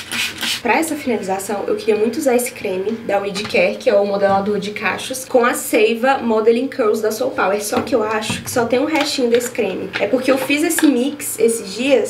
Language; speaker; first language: Portuguese; native; Portuguese